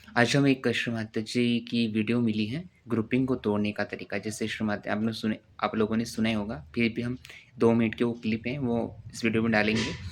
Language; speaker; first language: Hindi; non-native, local second language; Marathi